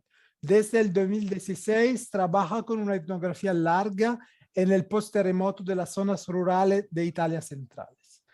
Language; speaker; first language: Spanish; non-native, fluent; Italian